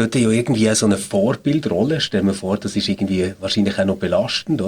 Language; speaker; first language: German; native; German